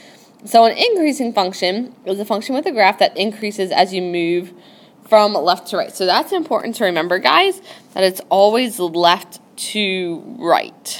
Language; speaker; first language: English; native; English